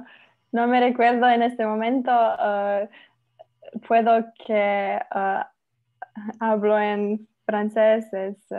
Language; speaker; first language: Spanish; non-native, learner; Slovenian